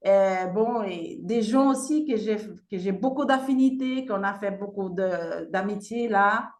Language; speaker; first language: French; non-native, fluent; Portuguese